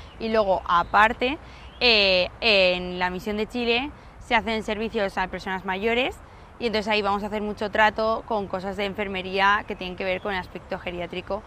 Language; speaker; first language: Spanish; native; Spanish